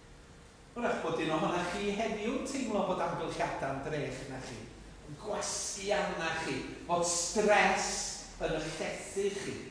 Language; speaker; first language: Welsh; native; Welsh